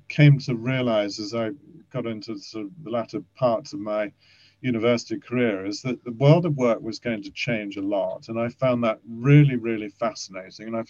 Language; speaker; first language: English; native; English